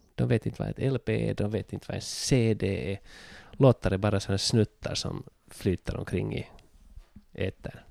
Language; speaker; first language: Swedish; native; Swedish